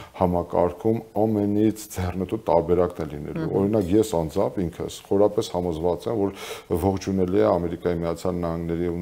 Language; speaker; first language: Armenian; native; Armenian